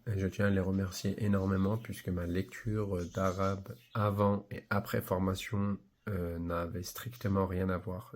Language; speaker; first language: French; native; French